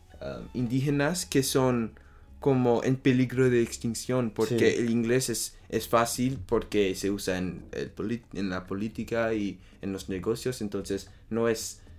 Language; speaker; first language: Spanish; non-native, learner; French